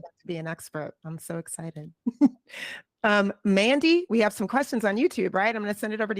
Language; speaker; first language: English; native; English